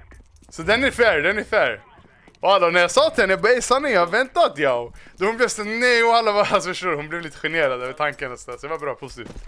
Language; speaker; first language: Swedish; native; Swedish